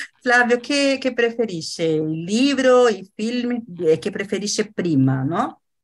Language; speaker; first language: Italian; non-native, fluent; Portuguese